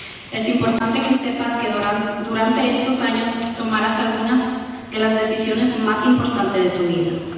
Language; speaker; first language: Spanish; early bilingual, other home language; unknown